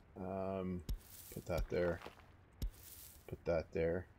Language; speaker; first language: English; native; English